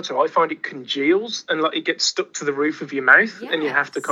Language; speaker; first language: English; native; English